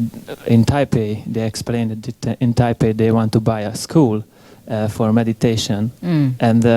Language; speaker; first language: English; non-native, learner; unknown